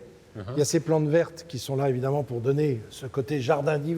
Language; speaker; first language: French; native; French